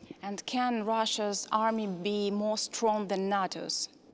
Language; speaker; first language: English; non-native, fluent; Ukrainian